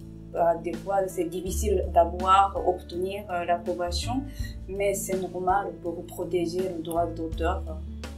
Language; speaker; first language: French; non-native, fluent; Japanese